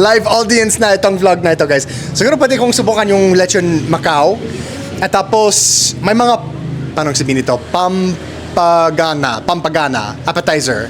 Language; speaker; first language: Filipino; non-native, learner; English